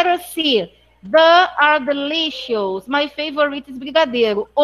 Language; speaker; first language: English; non-native, fluent; Portuguese